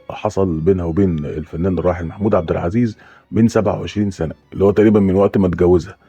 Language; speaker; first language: Arabic; native; Arabic